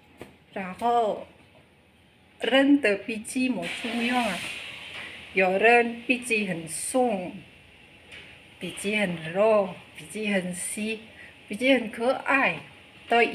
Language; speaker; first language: Chinese; non-native, learner; Indonesian